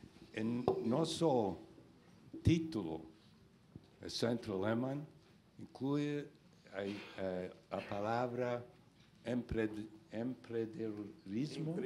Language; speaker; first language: Portuguese; non-native, learner; Spanish